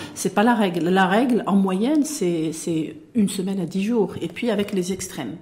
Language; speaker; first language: French; non-native, local second language; Arabic